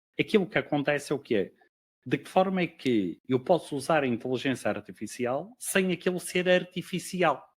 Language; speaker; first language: Portuguese; native; Portuguese